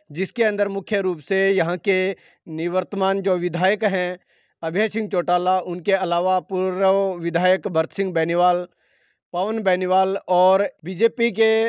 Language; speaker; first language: Hindi; native; Hindi